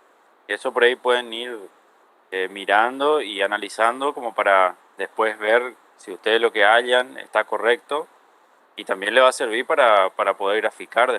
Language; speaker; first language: Spanish; native; Spanish